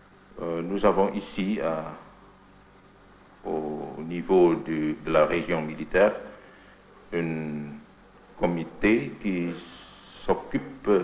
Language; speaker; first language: French; non-native, fluent; Indonesian